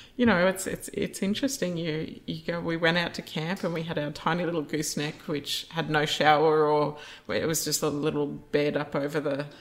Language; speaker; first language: English; native; English